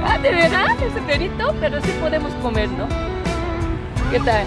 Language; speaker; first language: Spanish; non-native, learner; Korean